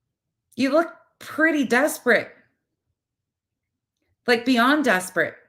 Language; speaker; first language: English; native; English